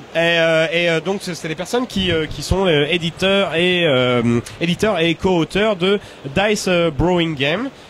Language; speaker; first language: French; native; French